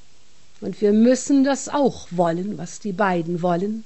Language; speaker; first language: German; native; German